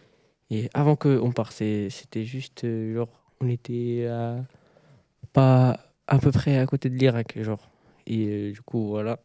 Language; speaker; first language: French; early bilingual, other home language; Arabic